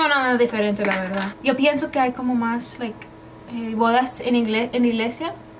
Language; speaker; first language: Spanish; early bilingual, heritage; Spanish